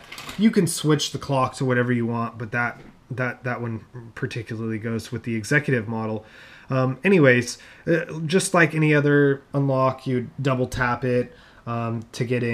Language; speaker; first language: English; native; English